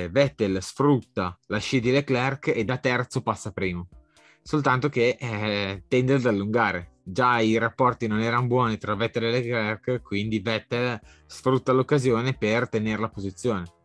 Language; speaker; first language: Italian; native; Italian